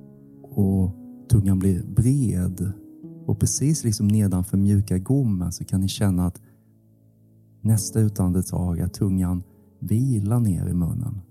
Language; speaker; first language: Swedish; native; Swedish